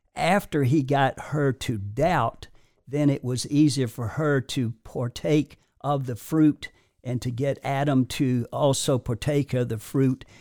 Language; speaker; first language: English; native; English